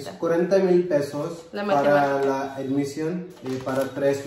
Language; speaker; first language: Spanish; non-native, learner; Hindi